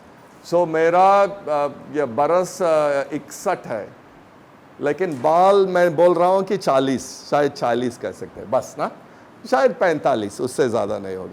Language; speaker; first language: Hindi; non-native, local second language; Tamil